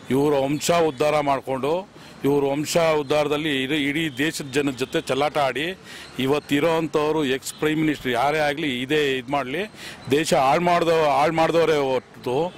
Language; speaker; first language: Kannada; native; Kannada